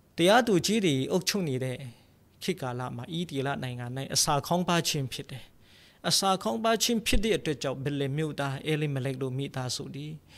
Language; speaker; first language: Burmese; non-native, local second language; Tedim Chin